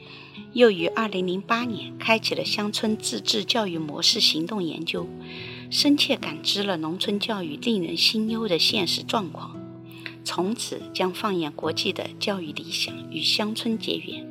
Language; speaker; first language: Chinese; native; Chinese